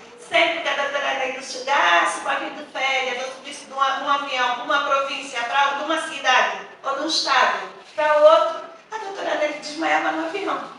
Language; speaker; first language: Portuguese; native; Portuguese